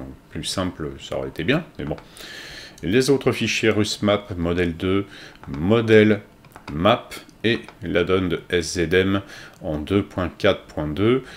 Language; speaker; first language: French; native; French